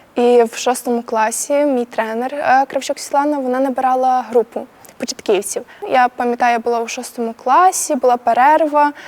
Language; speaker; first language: Ukrainian; native; Ukrainian